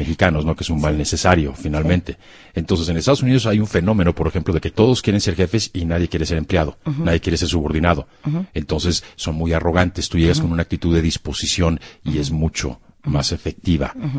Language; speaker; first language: Spanish; native; Spanish